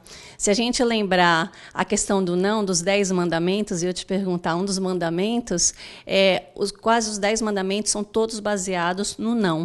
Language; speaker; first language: Portuguese; native; Portuguese